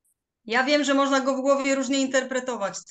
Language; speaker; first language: Polish; native; Polish